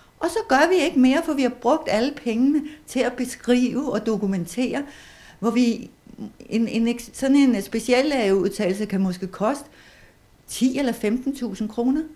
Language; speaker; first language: Danish; native; Danish